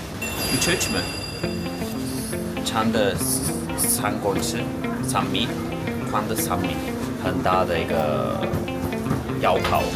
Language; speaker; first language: Chinese; non-native, fluent; Turkish